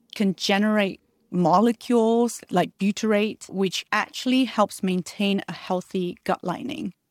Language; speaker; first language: English; early bilingual, other home language; Chinese